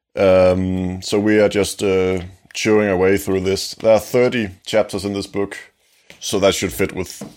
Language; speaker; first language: English; non-native, fluent; Danish